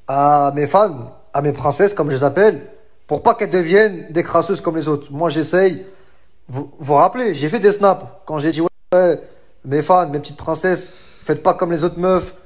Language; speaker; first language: French; native; French